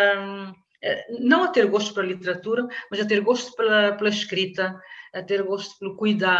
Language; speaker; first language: Portuguese; non-native, local second language; Kabuverdianu